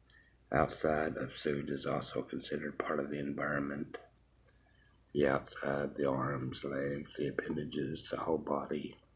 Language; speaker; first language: English; native; English